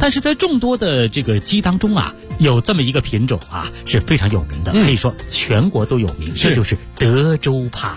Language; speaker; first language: Chinese; native; Chinese